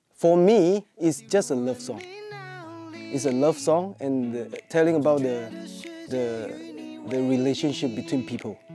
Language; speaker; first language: English; non-native, local second language; Chinese